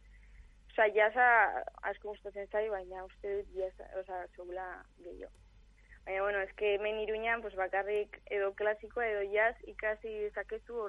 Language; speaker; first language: Basque; non-native, local second language; Spanish